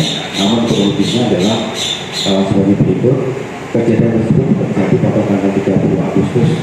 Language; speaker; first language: Indonesian; native; Indonesian